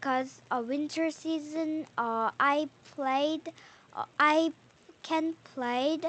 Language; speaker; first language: English; non-native, learner; Korean